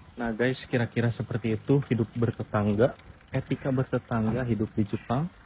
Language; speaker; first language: Indonesian; native; Indonesian